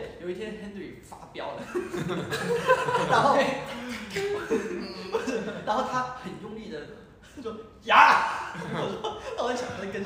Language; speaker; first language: Chinese; native; Chinese